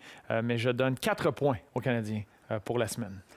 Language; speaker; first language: French; native; French